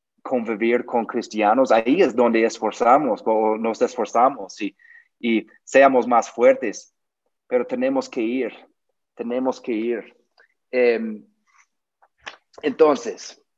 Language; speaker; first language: Spanish; non-native, learner; English